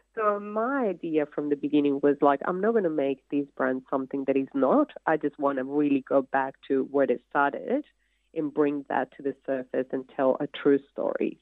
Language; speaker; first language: English; non-native, fluent; Spanish